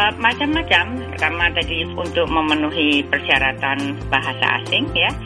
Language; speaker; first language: Indonesian; native; Indonesian